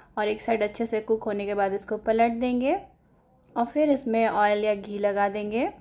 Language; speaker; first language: Hindi; native; Hindi